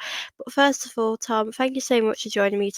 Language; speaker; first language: English; native; English